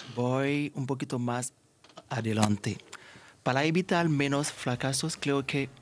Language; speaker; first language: Spanish; non-native, learner; Haitian Creole